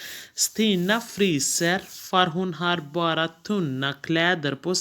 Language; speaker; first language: Swedish; non-native, fluent; Urdu